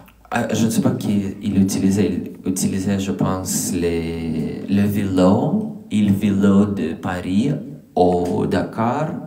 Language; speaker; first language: French; non-native, learner; English